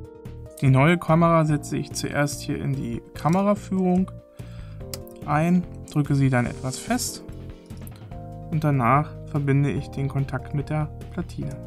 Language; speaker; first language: German; native; German